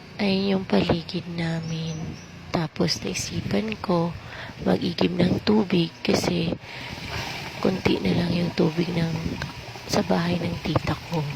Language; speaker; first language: Filipino; non-native, local second language; Waray